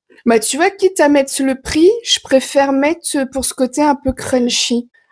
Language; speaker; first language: French; native; French